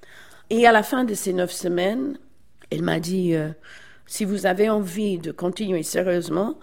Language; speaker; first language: French; non-native, fluent; English